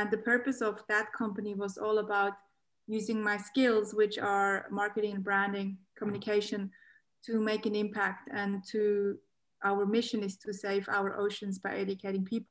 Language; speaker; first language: English; native; English